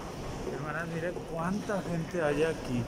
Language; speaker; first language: Spanish; native; Spanish